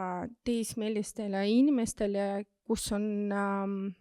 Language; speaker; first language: Estonian; non-native, local second language; Russian